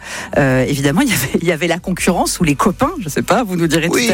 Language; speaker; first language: French; native; French